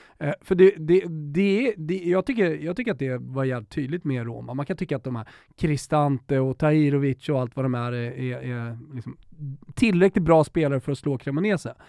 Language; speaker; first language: Swedish; native; Swedish